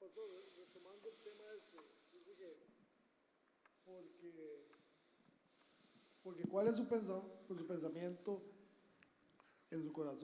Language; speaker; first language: Spanish; native; Spanish